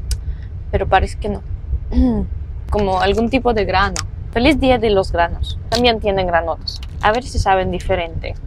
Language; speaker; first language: Spanish; non-native, fluent; Russian